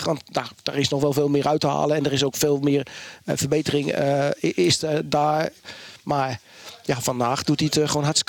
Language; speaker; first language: Dutch; native; Dutch